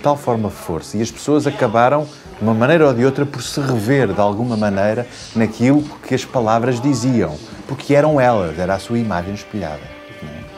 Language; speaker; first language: Portuguese; native; Portuguese